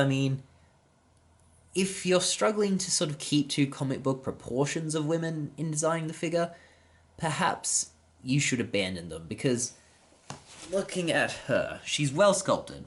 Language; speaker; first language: English; native; English